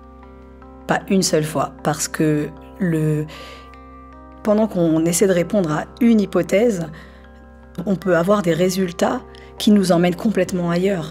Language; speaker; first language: French; early bilingual, other home language; Arabic